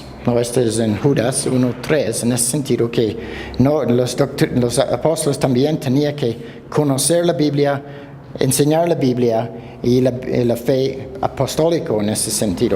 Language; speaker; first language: Spanish; non-native, fluent; English